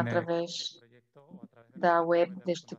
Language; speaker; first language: Spanish; non-native, fluent; Portuguese